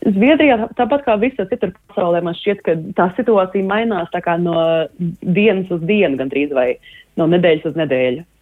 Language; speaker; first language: Latvian; early bilingual, heritage; Latvian